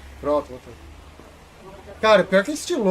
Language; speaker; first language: Portuguese; native; Portuguese